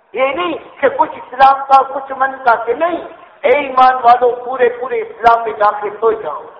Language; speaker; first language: Urdu; native; Urdu